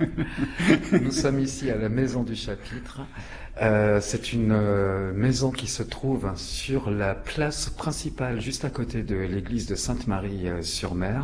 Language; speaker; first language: French; native; French